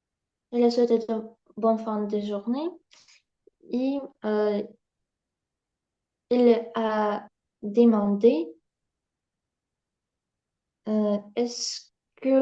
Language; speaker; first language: French; non-native, learner; Ukrainian